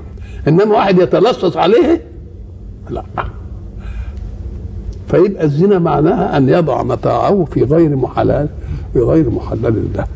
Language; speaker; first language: Arabic; native; Arabic